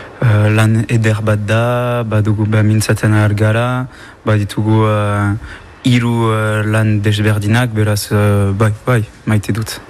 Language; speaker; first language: Basque; non-native, local second language; French